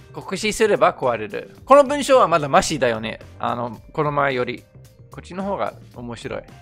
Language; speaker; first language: Japanese; non-native, fluent; English